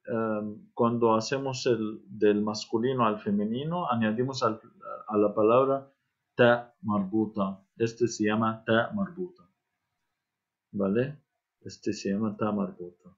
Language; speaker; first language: Spanish; non-native, fluent; Arabic